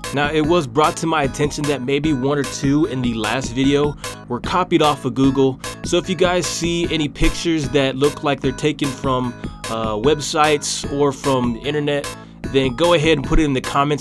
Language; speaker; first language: English; native; English